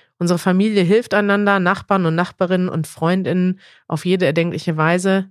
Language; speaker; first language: German; native; German